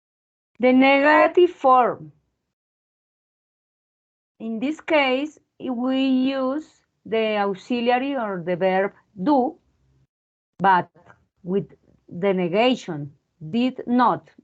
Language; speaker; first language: English; non-native, learner; Spanish